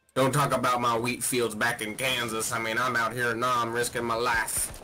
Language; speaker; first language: English; native; English